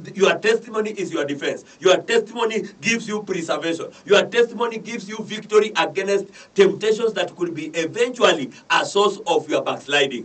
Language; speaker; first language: English; non-native, local second language; Swahili